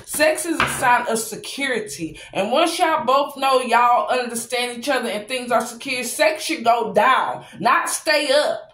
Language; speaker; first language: English; native; English